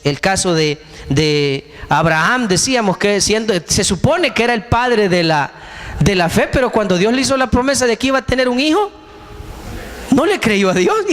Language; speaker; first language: Spanish; native; Spanish